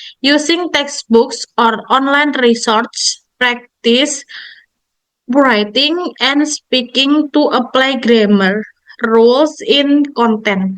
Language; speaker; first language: English; non-native, learner; Indonesian